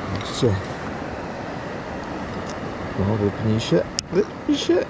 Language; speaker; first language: Polish; native; Polish